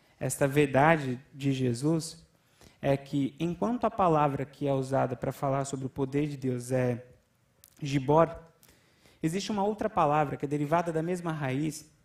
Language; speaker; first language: Portuguese; native; Portuguese